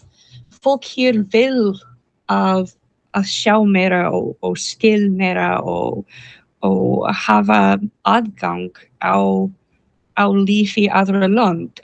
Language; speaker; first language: Icelandic; non-native, learner; English